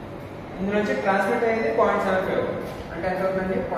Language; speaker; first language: Telugu; native; Telugu